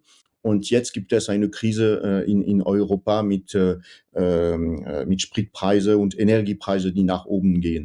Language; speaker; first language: German; non-native, fluent; French